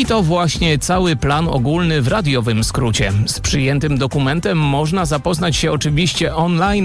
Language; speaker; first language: Polish; native; Polish